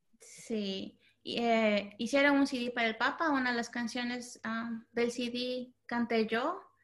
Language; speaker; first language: Spanish; early bilingual, heritage; Spanish